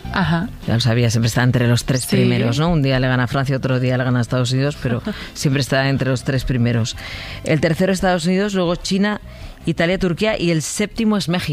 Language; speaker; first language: Spanish; native; Spanish